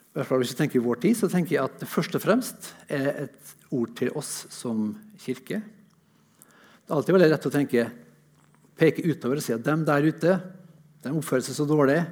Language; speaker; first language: Norwegian; native; Norwegian